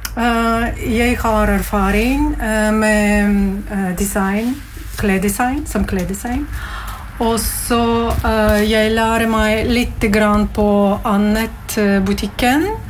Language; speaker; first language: Norwegian; non-native, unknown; Russian